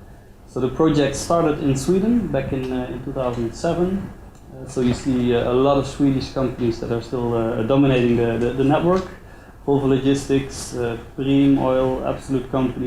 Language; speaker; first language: English; non-native, fluent; Dutch